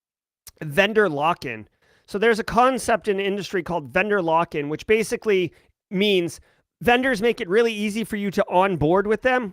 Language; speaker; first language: English; native; English